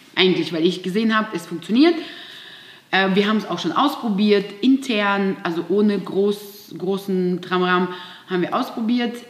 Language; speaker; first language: German; non-native, fluent; Russian